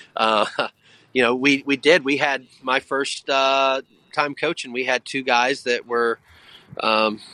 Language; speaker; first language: English; native; English